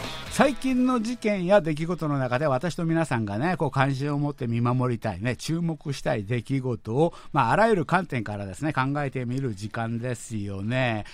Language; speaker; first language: Japanese; non-native, fluent; Korean